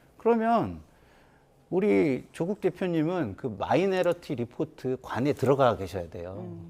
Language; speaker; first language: Korean; native; Korean